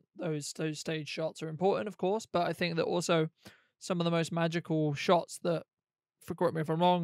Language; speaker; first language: English; native; English